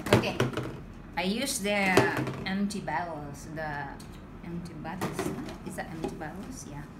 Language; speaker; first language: English; non-native, local second language; Cebuano